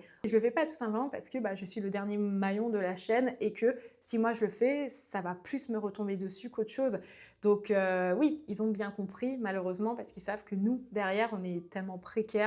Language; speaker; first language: French; native; French